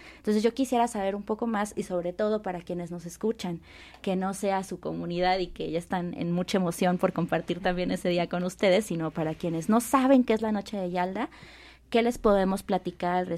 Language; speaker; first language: Spanish; native; Spanish